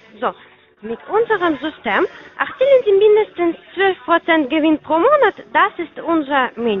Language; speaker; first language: German; non-native, fluent; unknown